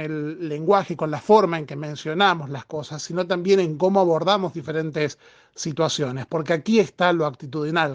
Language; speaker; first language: Spanish; native; Spanish